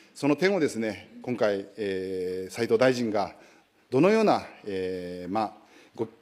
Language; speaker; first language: Japanese; native; Japanese